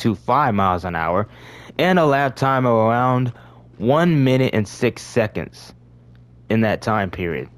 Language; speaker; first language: English; native; English